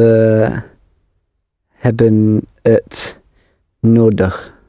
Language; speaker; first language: Dutch; non-native, learner; English